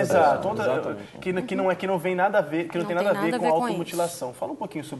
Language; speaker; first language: Portuguese; native; Portuguese